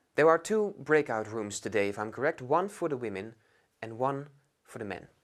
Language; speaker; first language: English; non-native, fluent; Dutch